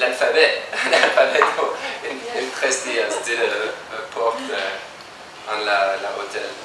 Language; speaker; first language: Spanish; non-native, learner; French